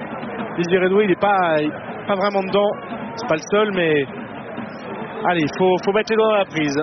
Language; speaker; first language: French; native; French